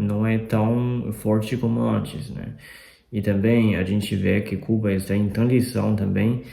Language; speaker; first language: Portuguese; non-native, fluent; Chinese